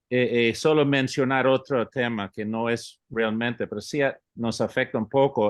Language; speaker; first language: Spanish; early bilingual, heritage; English